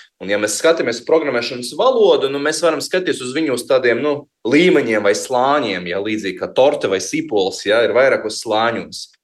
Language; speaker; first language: Latvian; non-native, local second language; Russian